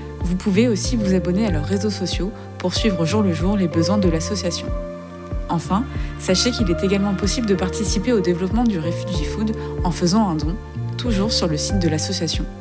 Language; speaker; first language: French; native; French